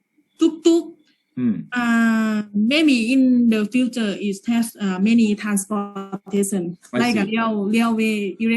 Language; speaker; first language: English; non-native, learner; Lao